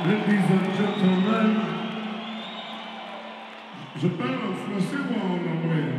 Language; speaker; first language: French; non-native, local second language; Lingala